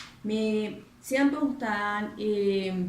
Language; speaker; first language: French; non-native, learner; Spanish